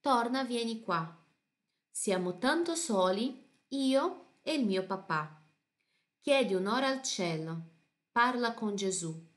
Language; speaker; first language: Italian; non-native, fluent; Portuguese